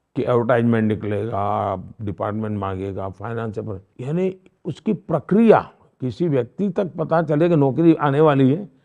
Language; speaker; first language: Hindi; non-native, local second language; Gujarati